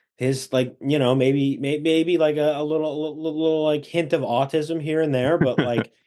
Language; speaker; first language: English; native; English